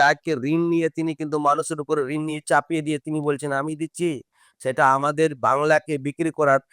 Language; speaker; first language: Bangla; non-native, local second language; Santali